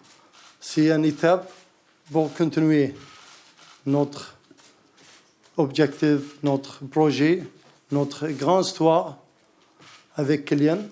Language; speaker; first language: French; non-native, learner; Arabic